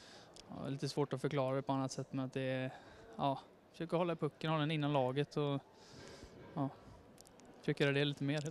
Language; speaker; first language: Swedish; native; Swedish